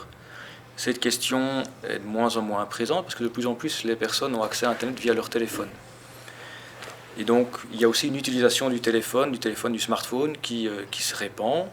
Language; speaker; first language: French; native; French